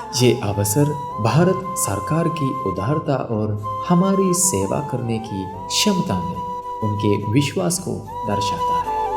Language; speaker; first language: Hindi; non-native, fluent; Sinhala